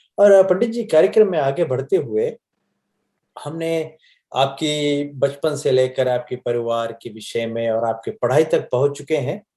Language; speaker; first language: Hindi; native; Hindi